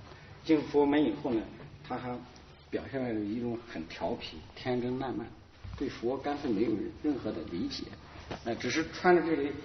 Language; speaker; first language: Chinese; native; Chinese